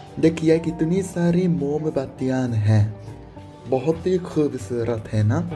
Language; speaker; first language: Hindi; non-native, fluent; Japanese